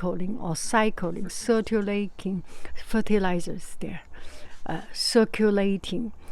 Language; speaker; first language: English; non-native, fluent; Chinese